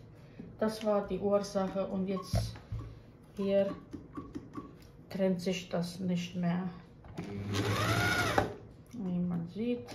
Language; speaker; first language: German; non-native, fluent; Croatian